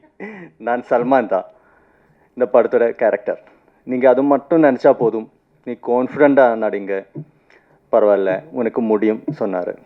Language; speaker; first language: Tamil; non-native, fluent; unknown